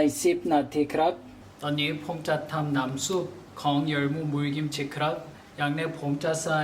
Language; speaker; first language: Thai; non-native, learner; Korean